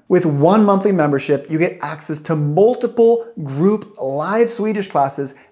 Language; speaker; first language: English; native; English